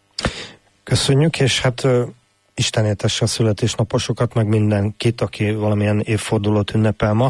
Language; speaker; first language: Hungarian; native; Hungarian